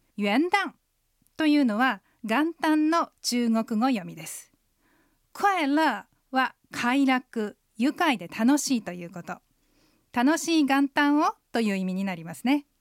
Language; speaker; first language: Japanese; native; Japanese